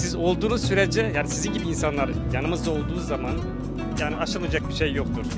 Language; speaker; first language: Turkish; native; Turkish